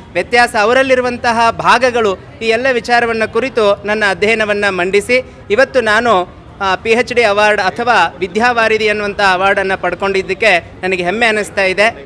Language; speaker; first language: Kannada; native; Kannada